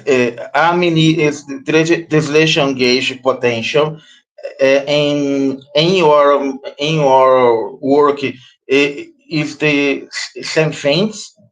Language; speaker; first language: English; non-native, learner; Portuguese